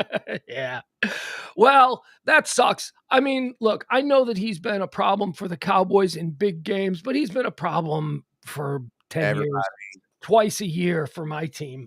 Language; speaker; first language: English; native; English